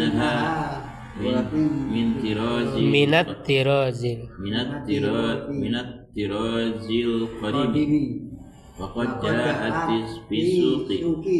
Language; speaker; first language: Arabic; non-native, learner; Indonesian